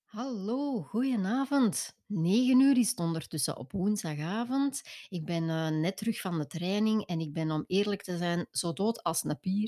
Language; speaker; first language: Dutch; native; Dutch